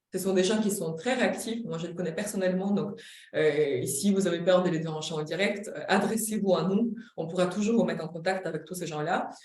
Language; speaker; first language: French; non-native, fluent; Ukrainian